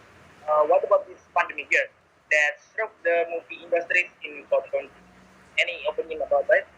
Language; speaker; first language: English; non-native, learner; Indonesian